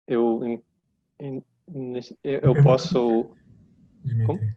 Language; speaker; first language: Portuguese; non-native, fluent; Russian